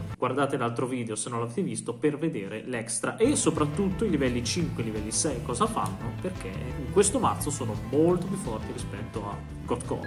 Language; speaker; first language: Italian; native; Italian